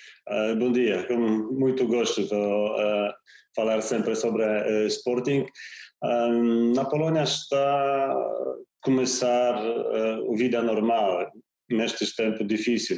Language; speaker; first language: Portuguese; non-native, fluent; Polish